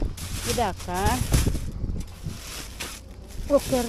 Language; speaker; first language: Turkish; non-native, learner; Filipino